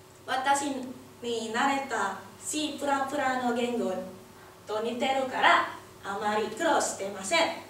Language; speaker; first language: Japanese; non-native, learner; Indonesian